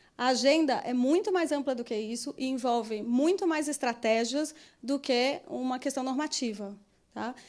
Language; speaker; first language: Portuguese; native; Portuguese